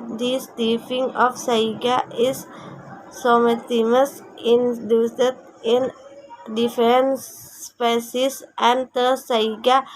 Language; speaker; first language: English; non-native, learner; Indonesian